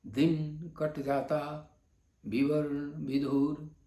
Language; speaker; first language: Hindi; non-native, local second language; Bangla